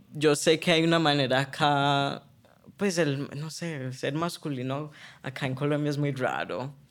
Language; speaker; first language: Spanish; early bilingual, heritage; Spanish